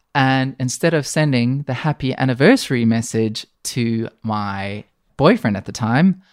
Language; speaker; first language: English; native; English